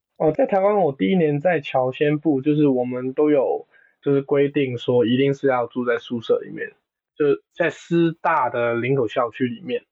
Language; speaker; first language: Chinese; non-native, local second language; Cantonese